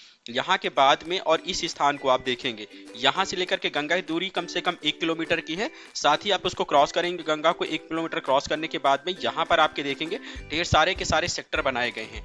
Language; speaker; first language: Hindi; native; Hindi